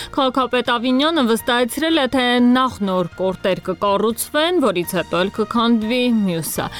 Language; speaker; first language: Armenian; native; Armenian